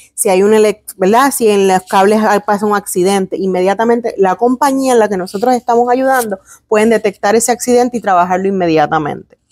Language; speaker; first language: Spanish; native; Spanish